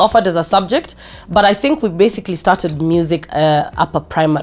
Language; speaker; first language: English; non-native, local second language; Swahili